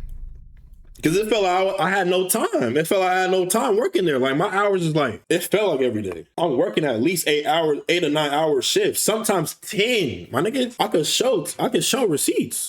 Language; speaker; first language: English; native; English